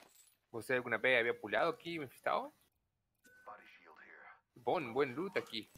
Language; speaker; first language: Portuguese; non-native, learner; Spanish